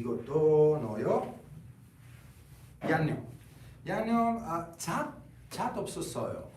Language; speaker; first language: Korean; non-native, learner; Italian